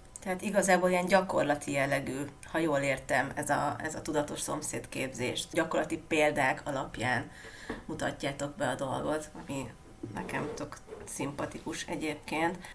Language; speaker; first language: Hungarian; native; Hungarian